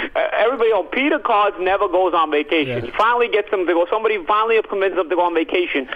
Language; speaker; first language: English; early bilingual, other home language; Italian